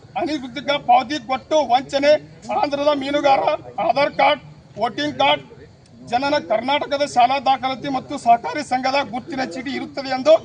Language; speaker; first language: Kannada; native; Kannada